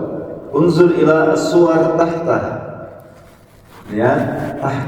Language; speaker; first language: Arabic; non-native, fluent; Indonesian